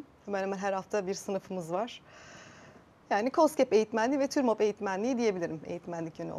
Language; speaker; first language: Turkish; native; Turkish